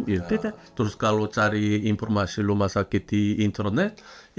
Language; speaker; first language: Indonesian; non-native, fluent; Korean